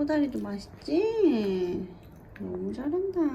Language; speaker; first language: Korean; native; Korean